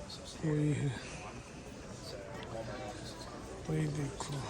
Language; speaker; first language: Hindi; non-native, local second language; Tibetan